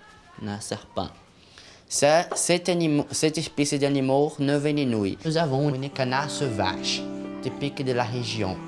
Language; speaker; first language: French; non-native, learner; Portuguese